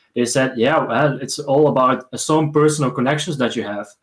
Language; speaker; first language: English; non-native, fluent; Dutch